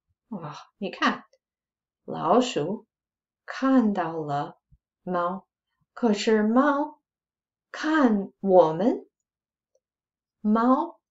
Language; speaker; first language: Chinese; non-native, fluent; English